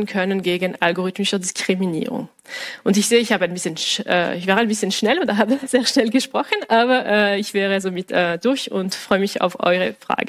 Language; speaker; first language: German; non-native, local second language; French